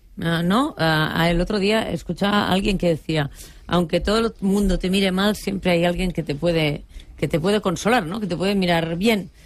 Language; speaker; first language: Spanish; non-native, local second language; Catalan